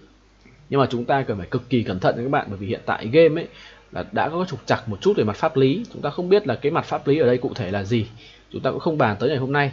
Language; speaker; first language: Vietnamese; native; Vietnamese